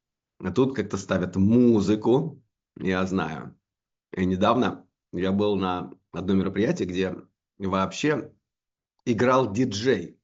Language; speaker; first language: Russian; native; Russian